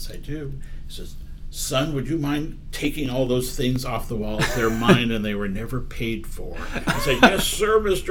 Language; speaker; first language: English; native; English